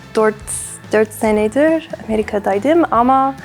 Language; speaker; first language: Turkish; non-native, learner; English